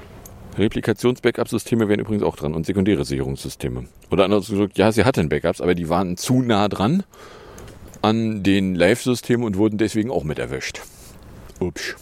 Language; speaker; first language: German; native; German